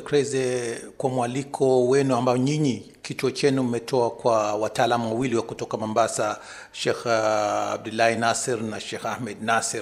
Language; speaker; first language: Swahili; native; Swahili